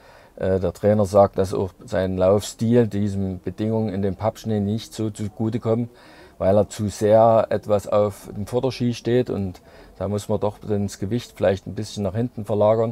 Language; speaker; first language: German; native; German